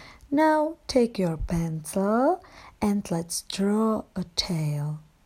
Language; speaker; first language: English; non-native, fluent; Czech